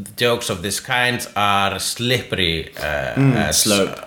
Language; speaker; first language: English; non-native, fluent; Icelandic